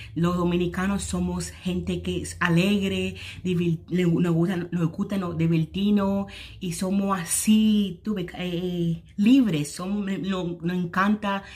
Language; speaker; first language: Spanish; native; Spanish